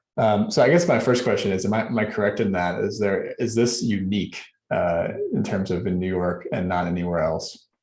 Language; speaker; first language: English; native; English